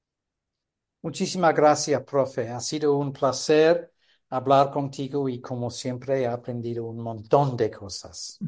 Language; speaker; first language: Spanish; non-native, fluent; English